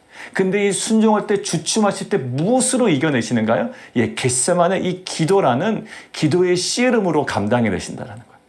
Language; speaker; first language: Korean; native; Korean